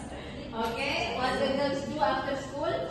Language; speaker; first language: English; non-native, learner; Indonesian